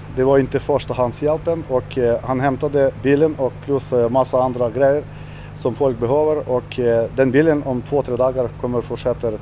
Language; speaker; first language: Swedish; non-native, learner; Ukrainian